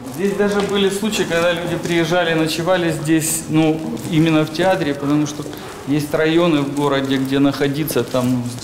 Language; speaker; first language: Russian; native; Russian